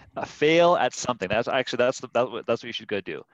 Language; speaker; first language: English; native; English